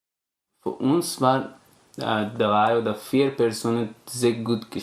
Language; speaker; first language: German; non-native, learner; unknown